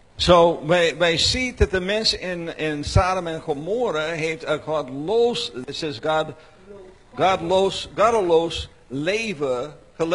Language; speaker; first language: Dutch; non-native, learner; English